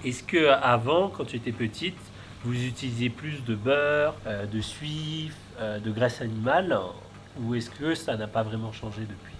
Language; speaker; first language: French; native; French